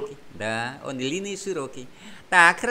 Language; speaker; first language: Russian; non-native, fluent; Vietnamese